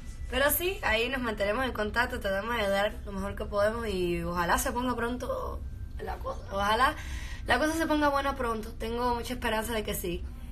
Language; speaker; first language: Spanish; native; Spanish